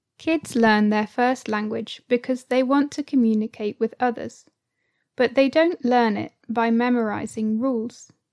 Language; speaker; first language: English; native; English